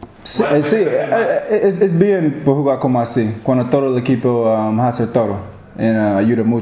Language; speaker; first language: Spanish; non-native, learner; English